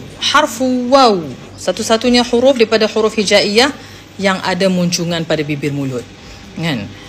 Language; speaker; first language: Malay; native; Malay